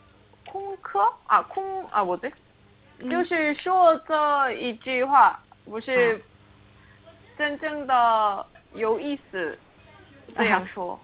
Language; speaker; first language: Chinese; non-native, learner; Korean